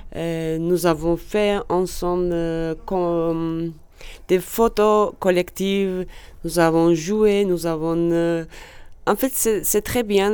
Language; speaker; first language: French; non-native, learner; Georgian